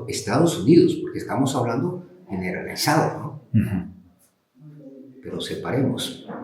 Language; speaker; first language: Spanish; native; Spanish